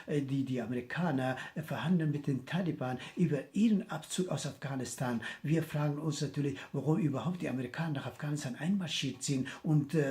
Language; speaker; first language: German; non-native, fluent; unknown